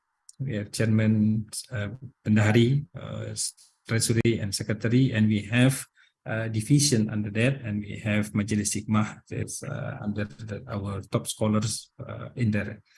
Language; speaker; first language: English; non-native, learner; Indonesian